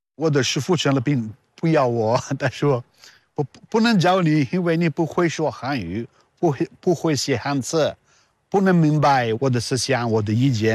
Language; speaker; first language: Chinese; non-native, learner; Italian